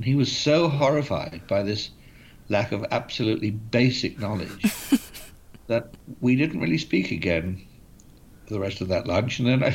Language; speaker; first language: English; native; English